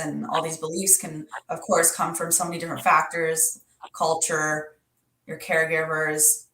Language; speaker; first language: English; native; English